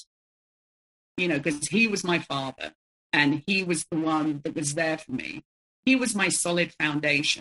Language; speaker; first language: English; native; English